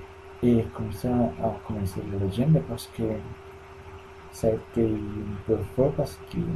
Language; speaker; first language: French; non-native, learner; Spanish